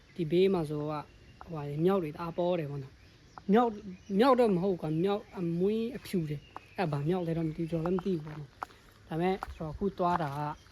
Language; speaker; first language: Burmese; non-native, local second language; Pa'o Karen